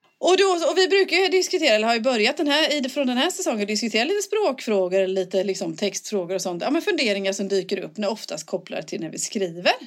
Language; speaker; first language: Swedish; native; Swedish